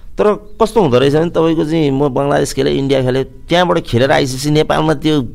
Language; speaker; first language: Nepali; native; Nepali